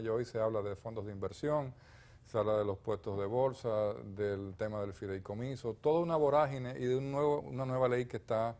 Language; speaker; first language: Spanish; native; Spanish